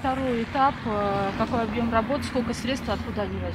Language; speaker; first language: Russian; native; Russian